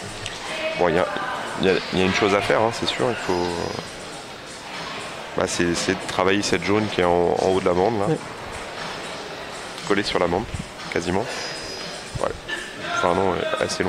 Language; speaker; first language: French; native; French